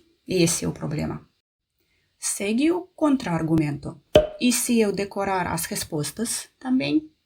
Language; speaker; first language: Portuguese; non-native, fluent; Russian